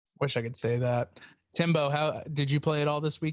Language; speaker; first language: English; native; English